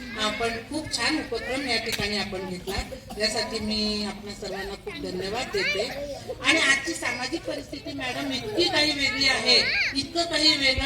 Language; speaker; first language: Marathi; non-native, local second language; Marwari